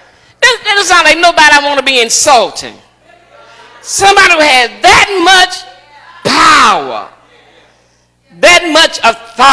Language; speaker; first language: English; native; English